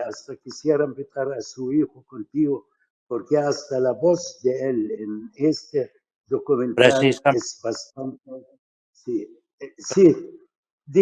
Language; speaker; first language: Spanish; non-native, fluent; Arabic